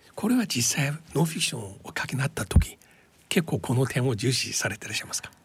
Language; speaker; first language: Japanese; non-native, fluent; Chinese